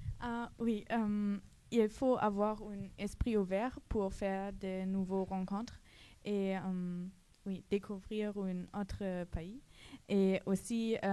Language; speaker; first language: French; non-native, learner; German